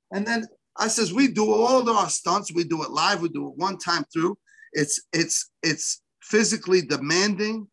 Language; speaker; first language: English; native; English